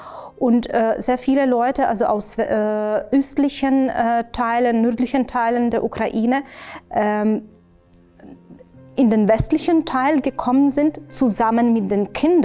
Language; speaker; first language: German; non-native, fluent; Ukrainian